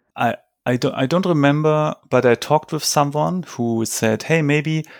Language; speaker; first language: English; non-native, fluent; German